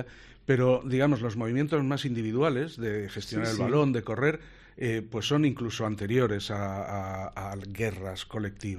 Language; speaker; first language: Spanish; native; Spanish